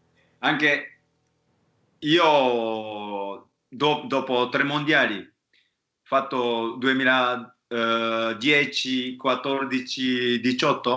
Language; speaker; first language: Italian; non-native, fluent; Japanese